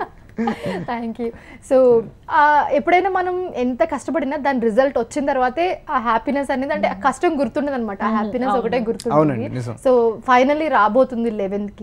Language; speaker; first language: Telugu; native; Telugu